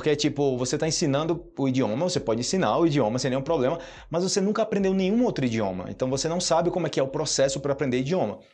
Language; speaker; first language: Portuguese; native; Portuguese